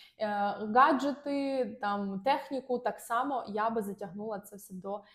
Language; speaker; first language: Ukrainian; non-native, local second language; Russian